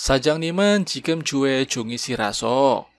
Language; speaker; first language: Korean; non-native, fluent; Indonesian